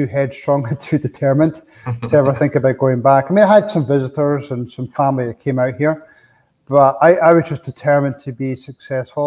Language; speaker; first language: English; native; English